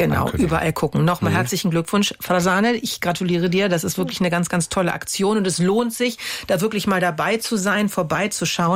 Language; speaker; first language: German; native; German